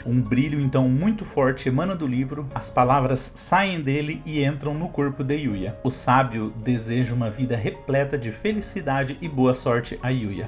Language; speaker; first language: Portuguese; native; Portuguese